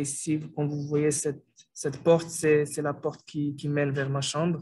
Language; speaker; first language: French; non-native, local second language; Arabic